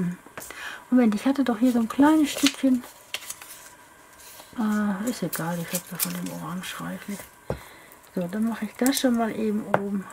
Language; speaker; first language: German; native; German